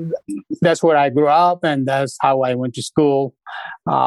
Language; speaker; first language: English; non-native, fluent; Sherpa